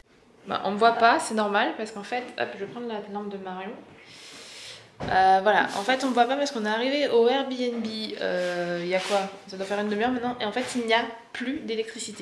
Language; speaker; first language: French; native; French